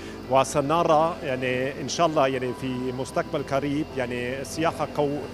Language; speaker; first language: Arabic; non-native, fluent; German